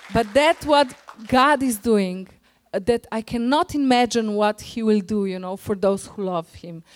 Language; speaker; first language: English; non-native, fluent; Slovenian